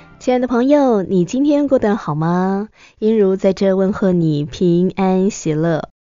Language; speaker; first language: Chinese; native; Chinese